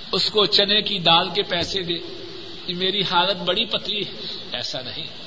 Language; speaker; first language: Urdu; non-native, local second language; Punjabi